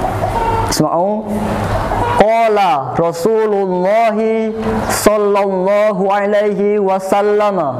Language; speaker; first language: Arabic; non-native, learner; Indonesian